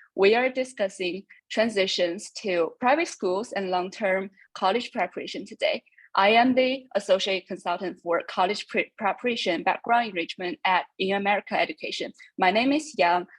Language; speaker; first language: English; non-native, fluent; Chinese